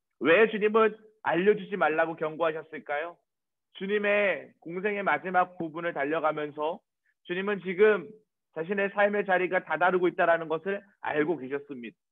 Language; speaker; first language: Korean; native; Korean